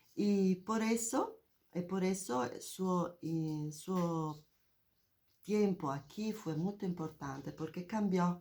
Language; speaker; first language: Spanish; non-native, fluent; Italian